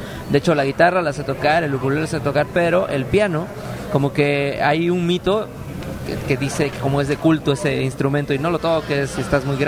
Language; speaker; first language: Spanish; native; Spanish